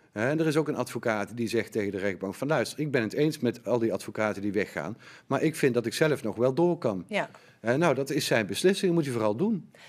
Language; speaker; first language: Dutch; native; Dutch